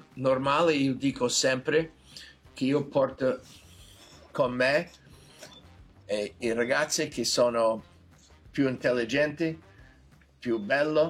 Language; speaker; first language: Italian; non-native, fluent; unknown